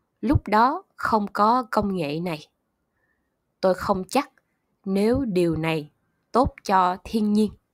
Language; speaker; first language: Vietnamese; non-native, learner; German